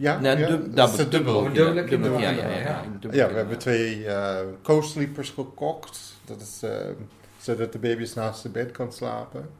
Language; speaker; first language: Dutch; non-native, fluent; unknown